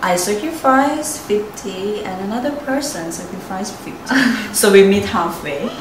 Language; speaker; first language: English; non-native, fluent; Thai